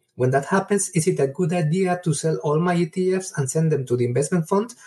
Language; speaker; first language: English; non-native, fluent; Spanish